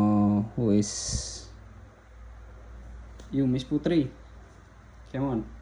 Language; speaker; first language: English; non-native, learner; Indonesian